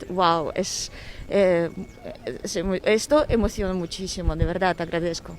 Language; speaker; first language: Spanish; non-native, fluent; Ukrainian